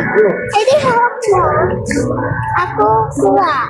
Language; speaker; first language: Filipino; non-native, learner; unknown